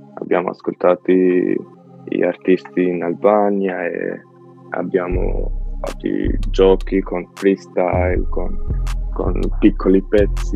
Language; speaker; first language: Italian; non-native, learner; Albanian